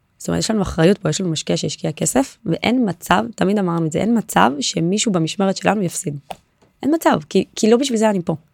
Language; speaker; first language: Hebrew; native; Hebrew